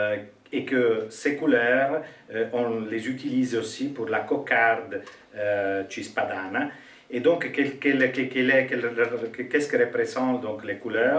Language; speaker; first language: French; non-native, fluent; Italian